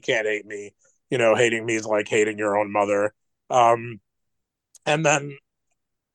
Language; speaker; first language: English; native; English